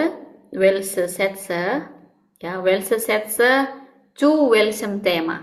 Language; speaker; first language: German; non-native, fluent; Indonesian